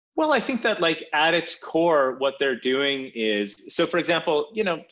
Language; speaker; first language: English; early bilingual, other home language; Polish